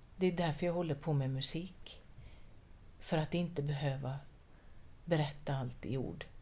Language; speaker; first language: Swedish; native; Swedish